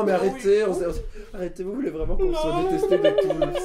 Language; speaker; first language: French; native; French